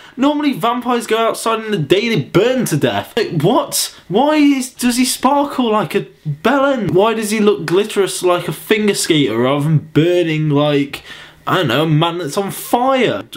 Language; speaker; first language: English; native; English